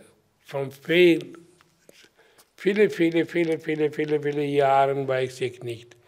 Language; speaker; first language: German; non-native, learner; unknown